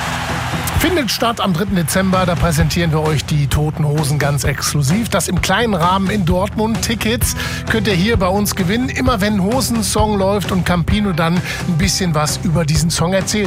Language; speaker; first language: German; native; German